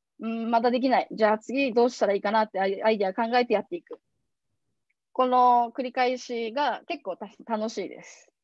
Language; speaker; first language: Japanese; native; Japanese